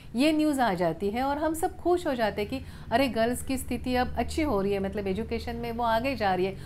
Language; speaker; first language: Hindi; non-native, local second language; Marathi